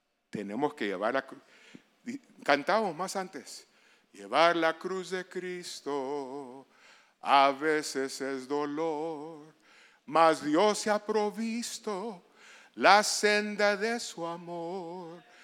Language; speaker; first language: Spanish; native; Spanish